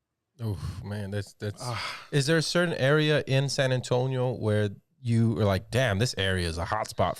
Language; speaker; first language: English; native; English